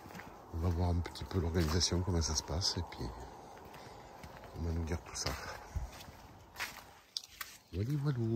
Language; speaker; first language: French; native; French